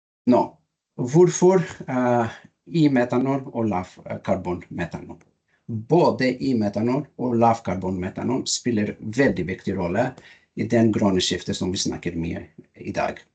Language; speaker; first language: Norwegian; non-native, learner; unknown